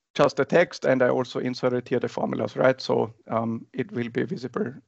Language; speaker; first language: English; non-native, fluent; German